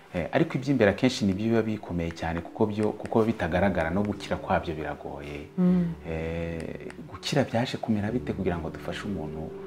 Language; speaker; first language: Kinyarwanda; native; Kinyarwanda